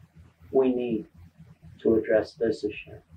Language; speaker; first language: English; native; English